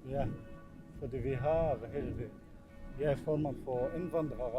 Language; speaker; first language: Danish; non-native, fluent; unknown